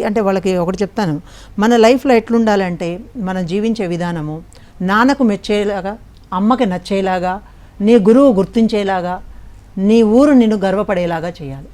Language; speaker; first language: Telugu; native; Telugu